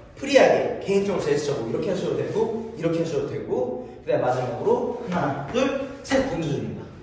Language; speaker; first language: Korean; native; Korean